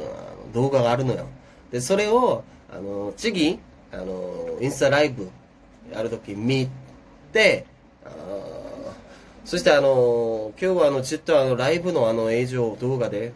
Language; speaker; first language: Japanese; non-native, fluent; Korean